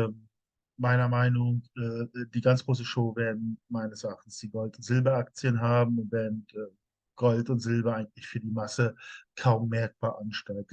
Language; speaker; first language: German; native; German